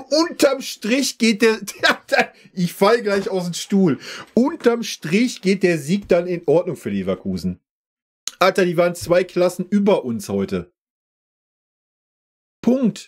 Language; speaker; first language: German; native; German